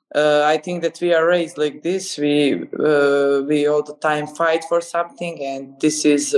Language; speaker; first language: English; non-native, fluent; Serbian